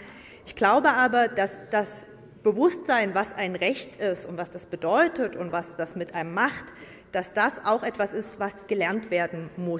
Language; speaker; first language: German; native; German